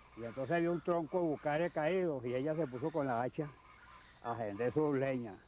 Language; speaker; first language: Spanish; native; Spanish